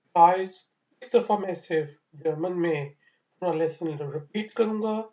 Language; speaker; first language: Urdu; native; Urdu